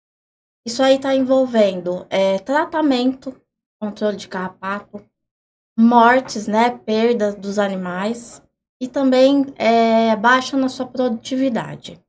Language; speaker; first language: Portuguese; native; Portuguese